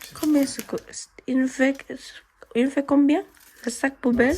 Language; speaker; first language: French; non-native, learner; Thai